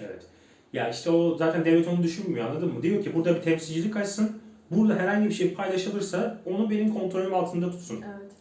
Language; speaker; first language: Turkish; native; Turkish